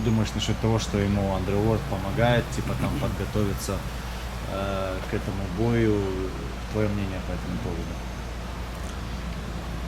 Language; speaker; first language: Russian; native; Russian